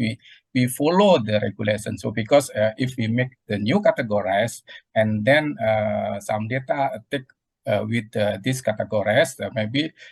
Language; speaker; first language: English; non-native, learner; Indonesian